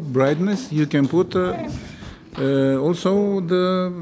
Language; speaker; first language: English; non-native, learner; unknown